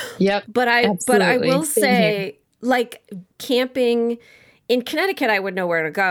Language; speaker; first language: English; native; English